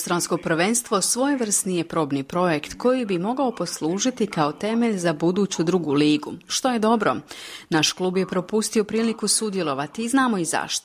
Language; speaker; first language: Croatian; native; Croatian